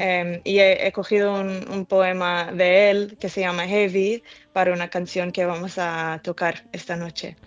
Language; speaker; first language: Spanish; early bilingual, heritage; English